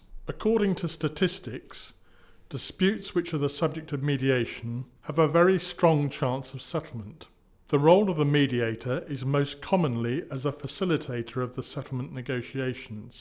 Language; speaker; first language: English; native; English